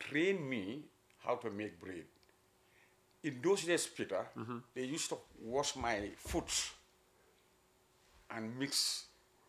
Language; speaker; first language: English; non-native, local second language; Mandingo